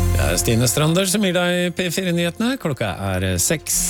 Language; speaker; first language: Norwegian; native; Norwegian